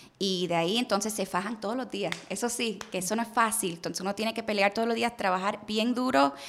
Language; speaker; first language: Spanish; early bilingual, heritage; Spanish